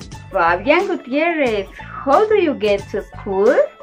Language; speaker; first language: English; non-native, fluent; Spanish